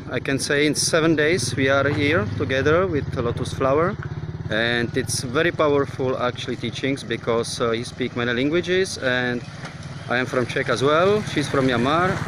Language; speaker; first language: English; non-native, fluent; Czech